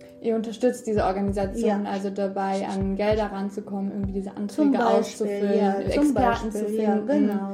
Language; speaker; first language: German; early bilingual, other home language; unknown